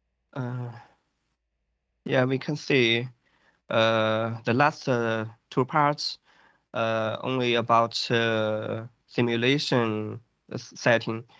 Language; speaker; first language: English; non-native, fluent; Chinese